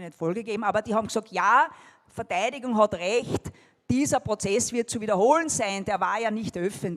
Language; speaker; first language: German; native; German